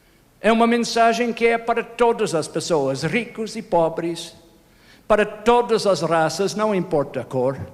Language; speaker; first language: Portuguese; non-native, fluent; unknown